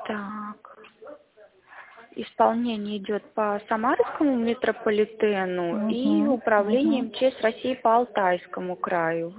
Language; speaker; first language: Russian; native; Russian